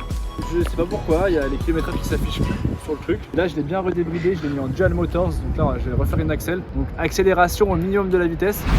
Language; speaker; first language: French; native; French